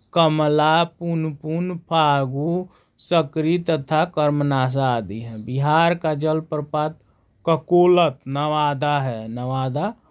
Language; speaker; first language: Hindi; native; Hindi